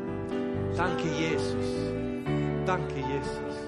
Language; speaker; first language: German; non-native, fluent; Spanish